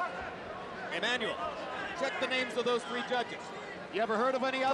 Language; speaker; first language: English; native; English